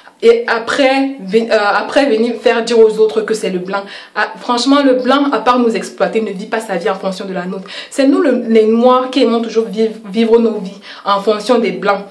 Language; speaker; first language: French; native; French